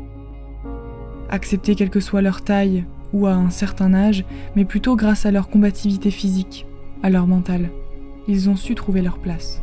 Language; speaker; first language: French; native; French